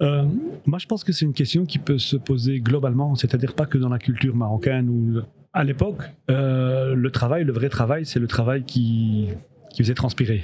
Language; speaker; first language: French; early bilingual, other home language; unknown